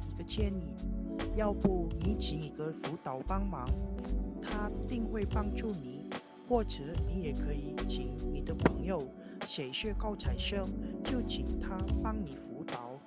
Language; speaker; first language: Chinese; non-native, learner; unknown